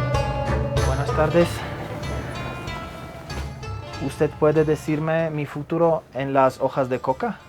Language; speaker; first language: Spanish; non-native, learner; Slovak